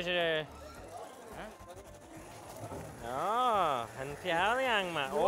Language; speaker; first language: Chinese; non-native, fluent; English